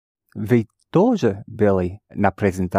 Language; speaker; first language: Russian; non-native, learner; English